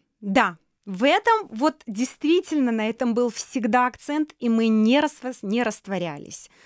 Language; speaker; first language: Russian; non-native, local second language; Crimean Tatar